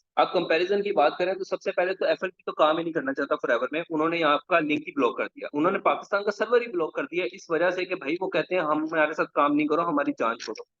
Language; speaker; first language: Urdu; non-native, local second language; Punjabi